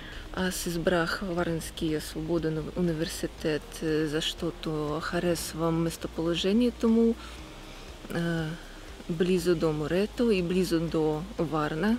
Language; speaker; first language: Bulgarian; non-native, fluent; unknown